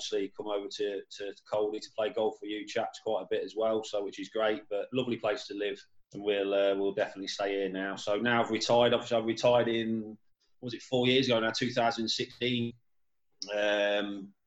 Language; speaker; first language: English; native; English